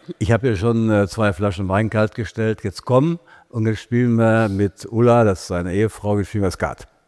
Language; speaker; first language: German; native; German